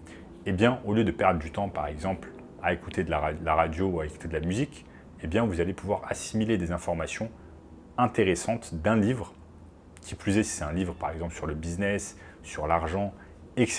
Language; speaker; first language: French; native; French